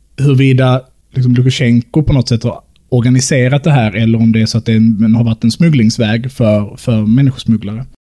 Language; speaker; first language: Swedish; native; Swedish